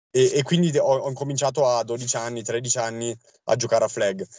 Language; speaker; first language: Italian; non-native, fluent; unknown